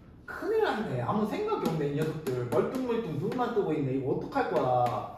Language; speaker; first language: Korean; native; Korean